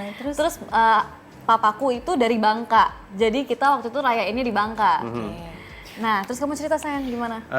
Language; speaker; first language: Indonesian; native; Indonesian